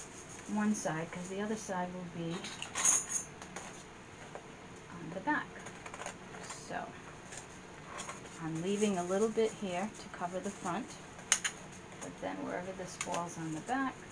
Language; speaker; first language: English; native; English